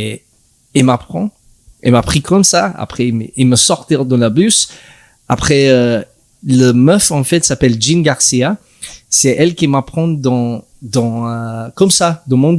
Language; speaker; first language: French; non-native, learner; English